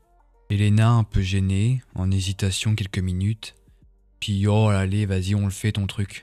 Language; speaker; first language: French; native; French